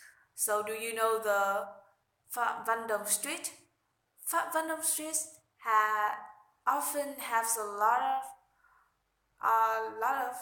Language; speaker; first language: English; non-native, learner; Vietnamese